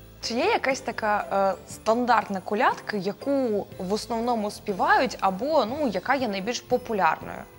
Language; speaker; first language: Ukrainian; native; Ukrainian